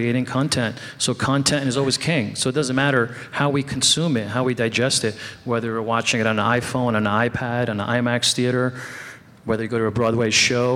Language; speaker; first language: English; native; English